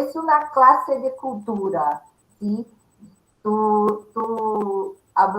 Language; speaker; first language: Spanish; non-native, learner; Portuguese